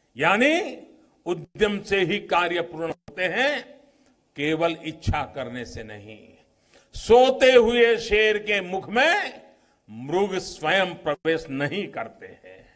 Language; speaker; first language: Hindi; non-native, local second language; Gujarati